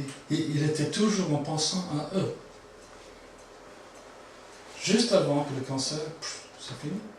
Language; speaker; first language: French; non-native, fluent; English